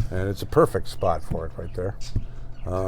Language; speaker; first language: English; native; English